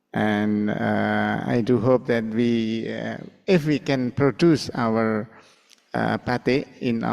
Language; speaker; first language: English; non-native, fluent; Indonesian